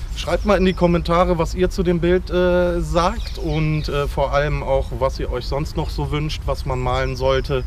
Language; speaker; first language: German; native; German